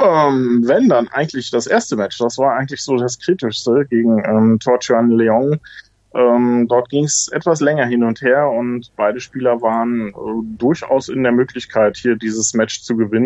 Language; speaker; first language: German; native; German